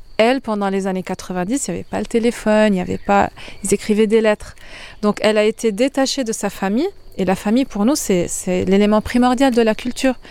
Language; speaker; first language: French; non-native, local second language; Arabic